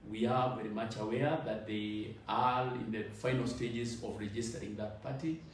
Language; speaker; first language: English; non-native, local second language; Swahili